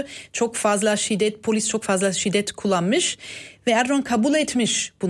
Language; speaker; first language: Turkish; non-native, fluent; German